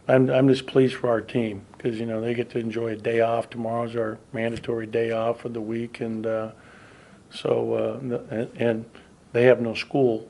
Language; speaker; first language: English; native; English